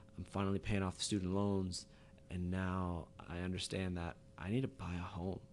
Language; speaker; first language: English; native; English